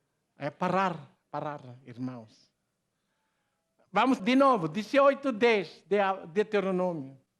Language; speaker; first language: Portuguese; non-native, learner; Filipino